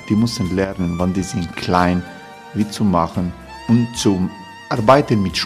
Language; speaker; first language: German; non-native, fluent; Croatian